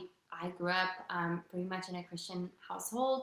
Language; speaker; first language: English; non-native, local second language; Afrikaans